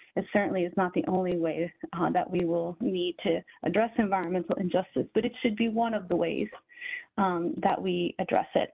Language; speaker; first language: English; native; English